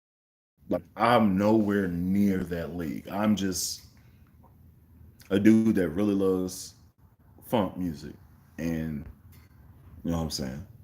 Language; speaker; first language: English; native; English